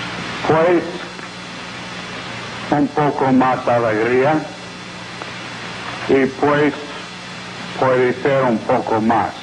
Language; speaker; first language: Spanish; non-native, learner; English